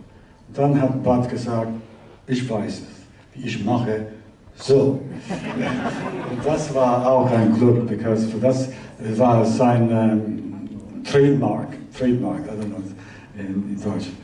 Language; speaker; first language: German; early bilingual, heritage; Italian